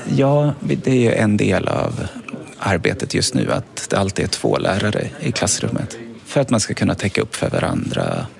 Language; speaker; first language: Swedish; native; Swedish